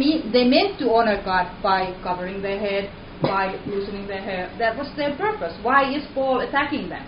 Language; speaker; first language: English; non-native, fluent; Finnish